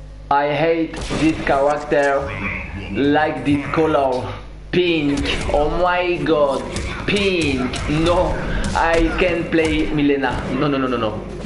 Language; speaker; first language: English; non-native, learner; French